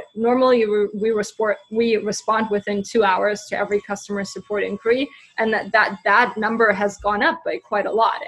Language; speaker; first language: English; non-native, fluent; German